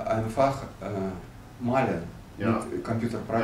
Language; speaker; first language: German; non-native, learner; Russian